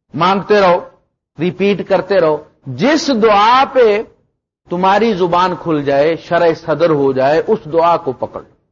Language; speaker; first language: Urdu; non-native, local second language; Punjabi